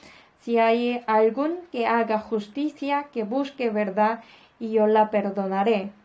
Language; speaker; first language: Spanish; non-native, fluent; Korean